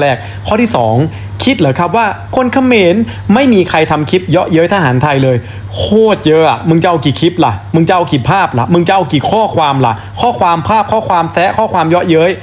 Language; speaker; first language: Thai; native; Thai